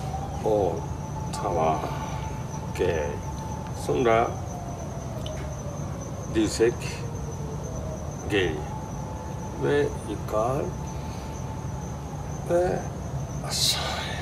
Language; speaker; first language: Turkish; non-native, learner; Japanese